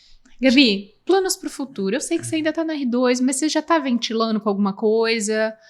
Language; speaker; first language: Portuguese; native; Portuguese